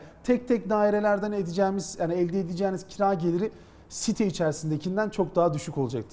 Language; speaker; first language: Turkish; native; Turkish